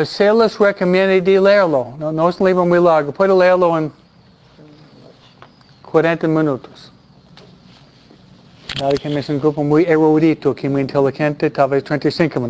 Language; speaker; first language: Spanish; non-native, fluent; English